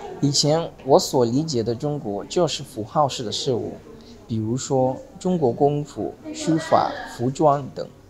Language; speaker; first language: Chinese; non-native, fluent; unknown